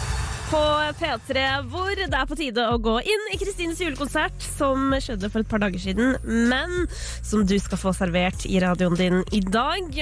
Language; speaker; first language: Norwegian; native; Norwegian